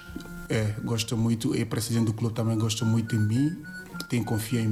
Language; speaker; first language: Portuguese; non-native, learner; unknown